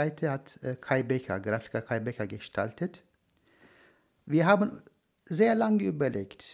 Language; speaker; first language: German; non-native, learner; Turkish